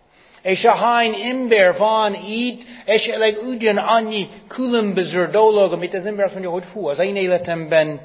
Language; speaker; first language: Hungarian; non-native, fluent; English